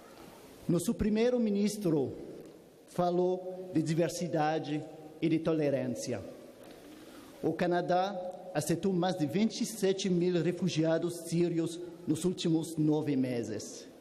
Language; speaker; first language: Portuguese; non-native, fluent; French